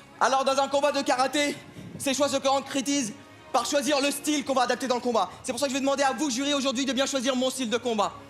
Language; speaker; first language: French; non-native, fluent; Arabic